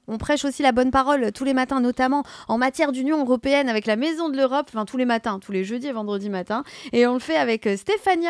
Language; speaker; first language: French; native; French